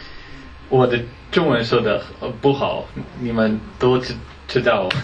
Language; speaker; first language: Chinese; non-native, learner; Dutch